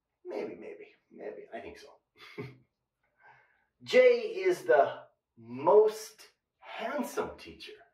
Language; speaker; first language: English; native; English